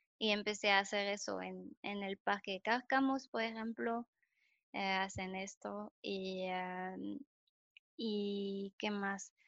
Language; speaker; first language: Spanish; non-native, fluent; French